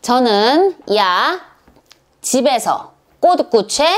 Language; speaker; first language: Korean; non-native, learner; Serbian